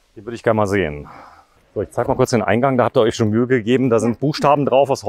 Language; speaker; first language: German; native; German